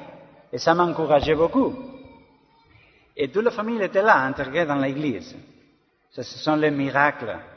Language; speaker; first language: French; non-native, learner; Spanish